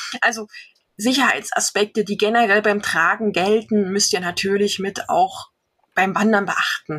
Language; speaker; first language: German; native; German